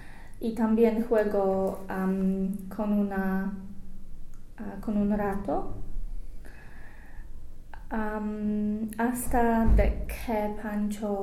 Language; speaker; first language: Spanish; non-native, learner; English